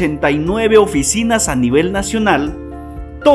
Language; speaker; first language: Spanish; native; Spanish